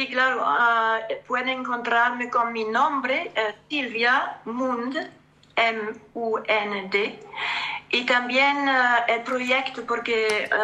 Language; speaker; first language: Spanish; non-native, fluent; French